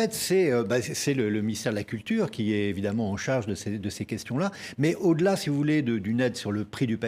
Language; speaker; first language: French; native; French